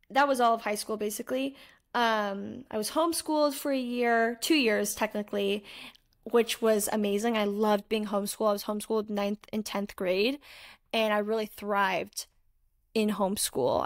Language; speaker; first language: English; native; English